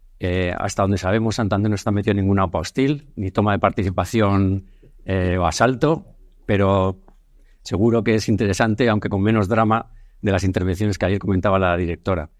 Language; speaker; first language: Spanish; native; Spanish